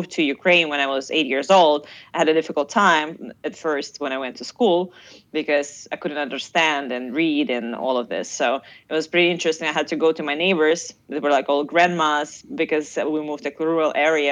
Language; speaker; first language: English; non-native, fluent; Russian